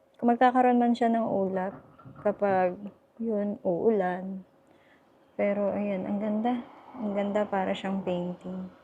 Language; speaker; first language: Filipino; native; Filipino